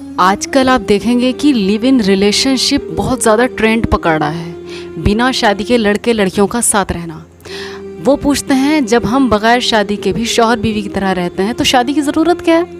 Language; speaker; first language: Urdu; native; Urdu